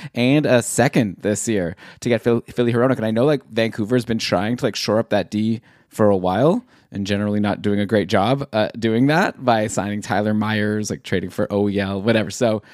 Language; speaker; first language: English; native; English